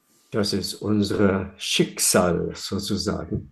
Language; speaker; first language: German; non-native, fluent; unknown